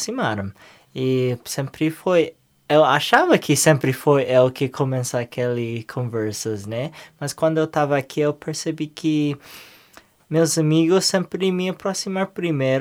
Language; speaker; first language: Portuguese; non-native, learner; English